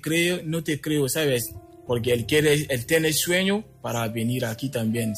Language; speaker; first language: Spanish; non-native, fluent; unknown